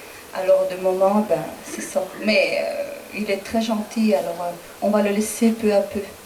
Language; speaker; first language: French; non-native, fluent; Spanish